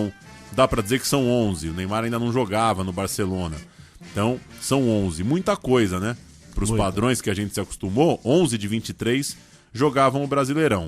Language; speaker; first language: Portuguese; native; Portuguese